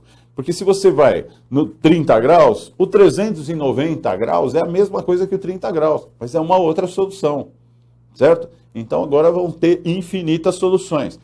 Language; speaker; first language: Portuguese; native; Portuguese